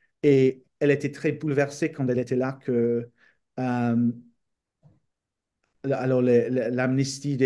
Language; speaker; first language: French; non-native, fluent; English